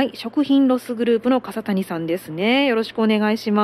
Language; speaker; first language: Japanese; native; Japanese